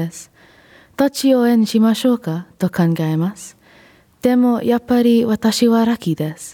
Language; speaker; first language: Japanese; non-native, learner; English